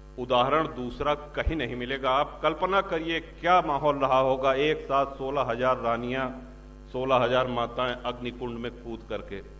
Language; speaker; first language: Hindi; native; Hindi